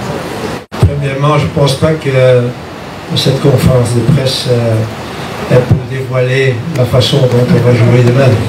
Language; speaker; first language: French; non-native, fluent; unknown